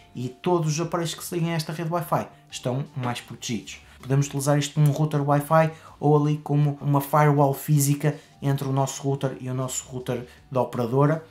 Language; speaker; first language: Portuguese; native; Portuguese